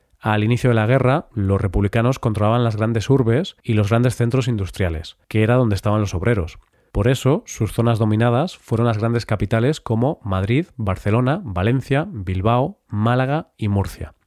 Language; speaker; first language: Spanish; native; Spanish